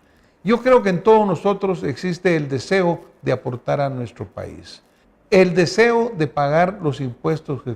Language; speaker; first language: Spanish; native; Spanish